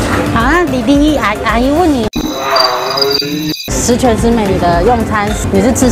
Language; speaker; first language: Chinese; native; Chinese